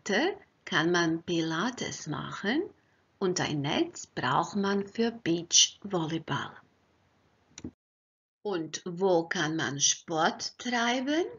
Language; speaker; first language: German; non-native, fluent; Croatian